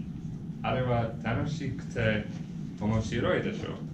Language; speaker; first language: Japanese; non-native, learner; English